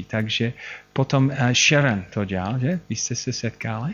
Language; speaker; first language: Czech; non-native, fluent; English